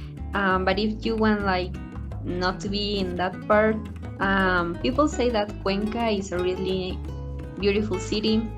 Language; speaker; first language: English; non-native, fluent; Spanish